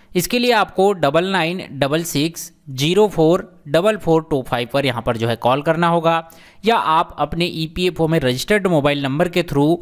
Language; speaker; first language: Hindi; native; Hindi